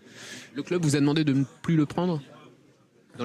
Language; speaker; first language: French; native; French